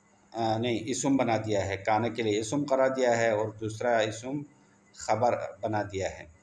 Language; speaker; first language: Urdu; non-native, local second language; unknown